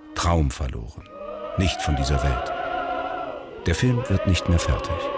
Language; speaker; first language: German; native; German